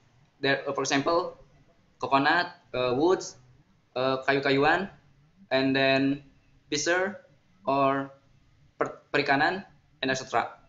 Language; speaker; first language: English; non-native, learner; Indonesian